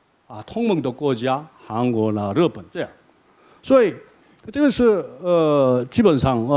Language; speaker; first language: Chinese; non-native, learner; Korean